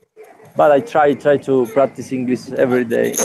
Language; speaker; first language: English; non-native, learner; Spanish